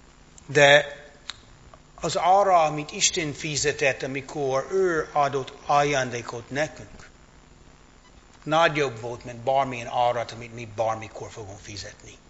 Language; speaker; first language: Hungarian; non-native, fluent; English